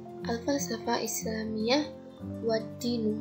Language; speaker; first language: Arabic; non-native, learner; Indonesian